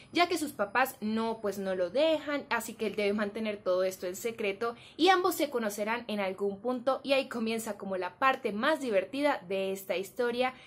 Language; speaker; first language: Spanish; native; Spanish